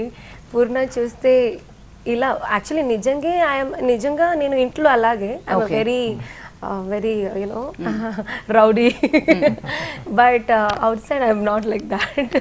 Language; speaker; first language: Telugu; non-native, learner; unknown